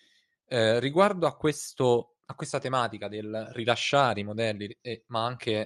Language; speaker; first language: Italian; native; Italian